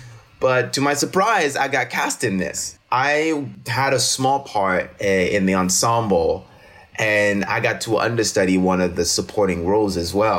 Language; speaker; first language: English; non-native, local second language; French